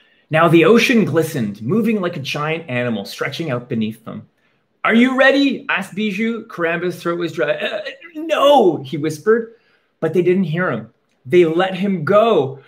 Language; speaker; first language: English; native; English